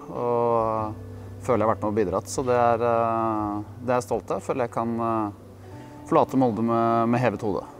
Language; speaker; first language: Norwegian; native; Norwegian